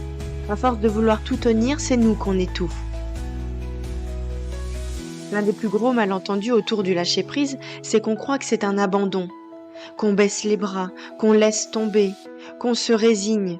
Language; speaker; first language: French; native; French